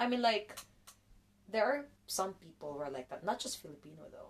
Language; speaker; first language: English; non-native, local second language; Cebuano